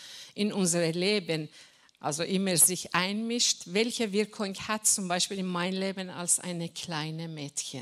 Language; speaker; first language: German; non-native, learner; Persian